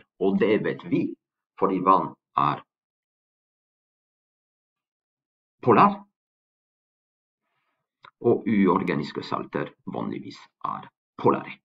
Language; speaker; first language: Norwegian; non-native, fluent; French